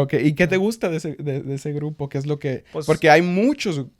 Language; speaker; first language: Spanish; early bilingual, heritage; Spanish